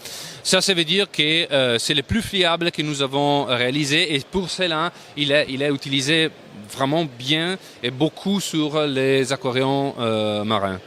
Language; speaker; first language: French; non-native, learner; Italian